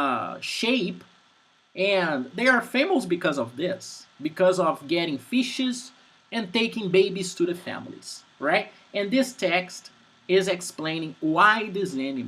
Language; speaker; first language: English; non-native, fluent; Portuguese